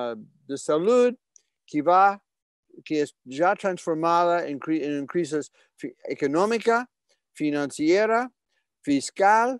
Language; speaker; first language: Spanish; non-native, fluent; English